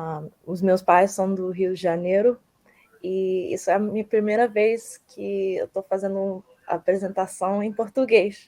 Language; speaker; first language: Portuguese; early bilingual, heritage; Portuguese